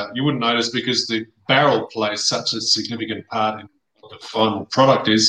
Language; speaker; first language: English; native; English